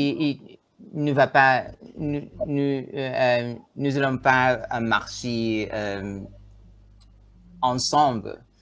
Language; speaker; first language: French; non-native, learner; Tswana